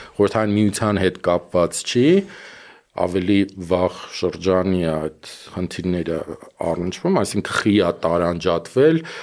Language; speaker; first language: Armenian; native; Armenian